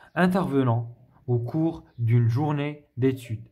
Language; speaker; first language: French; non-native, local second language; Arabic